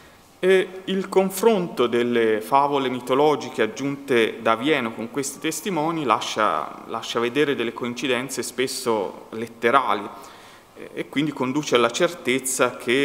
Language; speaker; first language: Italian; native; Italian